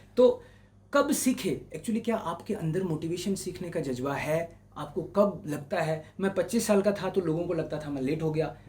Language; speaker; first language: Hindi; non-native, local second language; Marwari